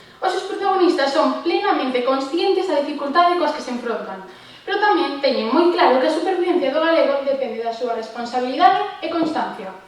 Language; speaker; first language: Galician; non-native, local second language; Spanish